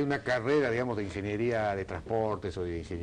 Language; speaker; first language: Spanish; native; Spanish